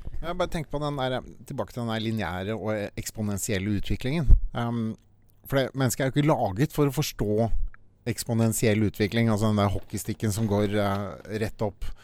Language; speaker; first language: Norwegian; native; Norwegian